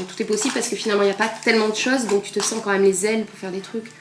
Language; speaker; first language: French; native; French